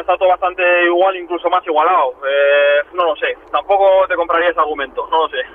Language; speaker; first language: Spanish; native; Spanish